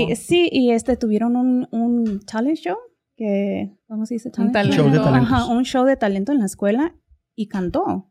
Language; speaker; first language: Spanish; early bilingual, heritage; Spanish